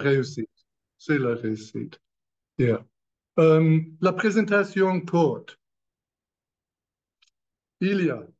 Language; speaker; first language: French; non-native, learner; English